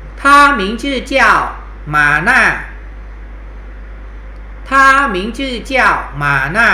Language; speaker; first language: Chinese; non-native, fluent; Thai